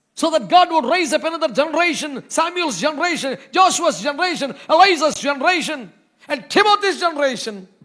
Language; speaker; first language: English; non-native, local second language; Telugu